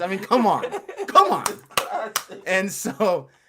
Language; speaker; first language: English; native; English